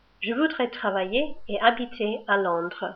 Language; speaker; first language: French; non-native, learner; English